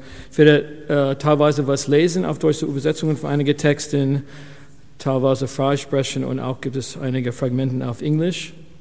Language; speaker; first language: German; non-native, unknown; English